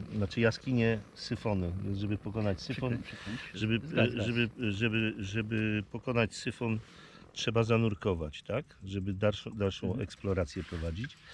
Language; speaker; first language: Polish; native; Polish